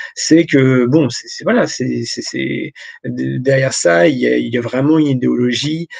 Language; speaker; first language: French; native; French